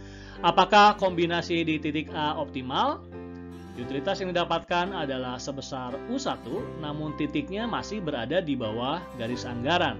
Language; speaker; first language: Indonesian; native; Indonesian